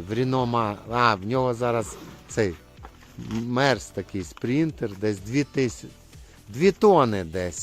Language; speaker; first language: Ukrainian; native; Ukrainian